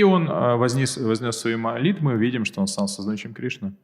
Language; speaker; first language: Russian; native; Russian